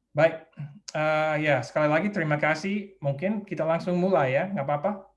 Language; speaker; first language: Indonesian; non-native, fluent; English